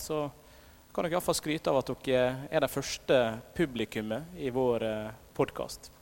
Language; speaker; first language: Norwegian; native; Norwegian